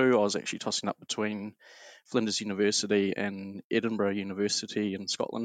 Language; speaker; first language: English; native; English